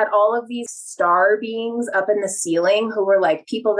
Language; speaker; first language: English; native; English